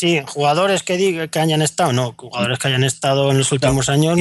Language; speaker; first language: Spanish; native; Spanish